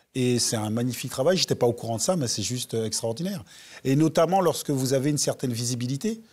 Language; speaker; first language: French; native; French